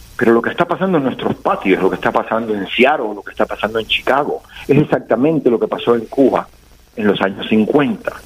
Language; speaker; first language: Spanish; native; Spanish